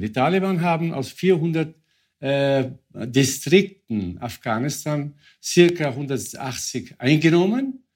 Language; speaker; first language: German; non-native, fluent; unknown